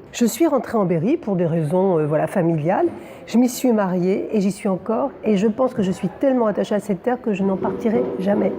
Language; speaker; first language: French; native; French